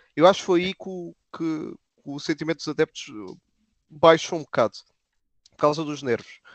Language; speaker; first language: Portuguese; native; Portuguese